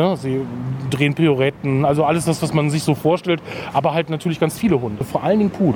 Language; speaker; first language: German; native; German